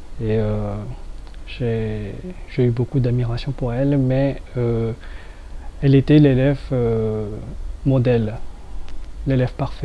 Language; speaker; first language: French; non-native, fluent; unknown